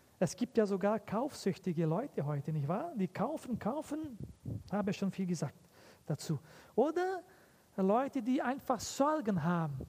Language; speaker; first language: German; early bilingual, heritage; German